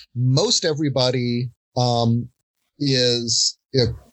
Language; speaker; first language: English; native; English